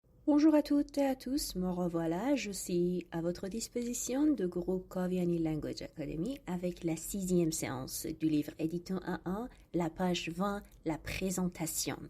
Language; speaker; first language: French; non-native, fluent; Persian